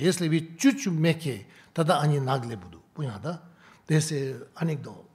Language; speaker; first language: Russian; non-native, learner; Tibetan